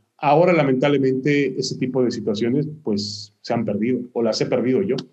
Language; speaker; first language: Spanish; early bilingual, other home language; Hebrew